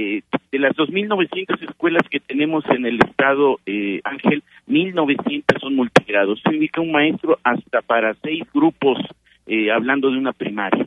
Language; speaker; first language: Spanish; native; Spanish